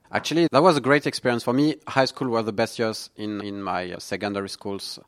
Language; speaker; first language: English; non-native, fluent; French